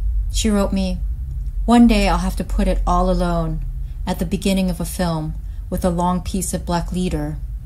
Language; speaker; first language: English; native; English